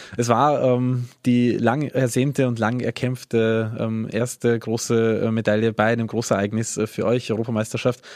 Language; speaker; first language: German; native; German